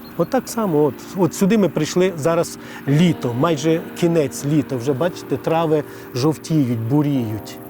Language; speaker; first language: Ukrainian; native; Ukrainian